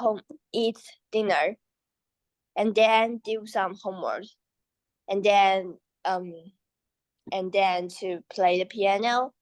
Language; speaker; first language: English; non-native, learner; Chinese